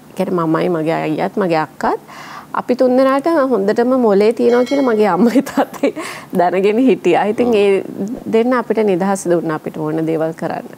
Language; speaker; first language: Sinhala; non-native, local second language; English